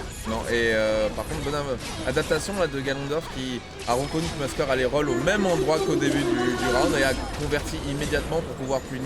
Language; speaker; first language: French; native; French